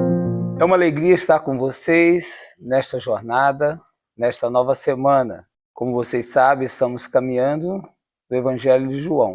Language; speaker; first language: Portuguese; native; Portuguese